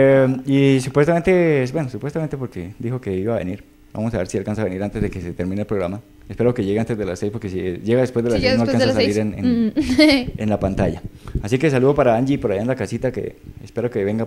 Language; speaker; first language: Spanish; native; Spanish